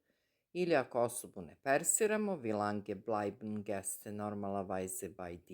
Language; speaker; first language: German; non-native, fluent; Serbian